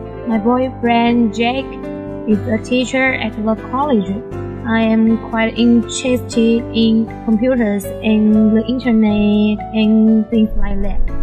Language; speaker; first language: English; non-native, fluent; Chinese